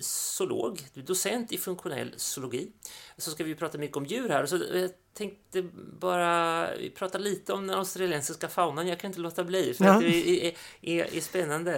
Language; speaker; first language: Swedish; native; Swedish